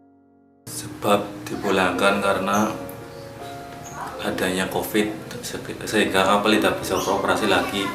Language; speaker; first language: Indonesian; non-native, local second language; Javanese